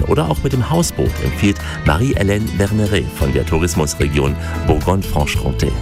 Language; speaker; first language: German; native; German